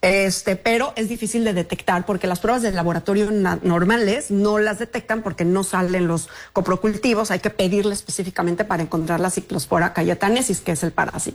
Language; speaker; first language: Spanish; native; Spanish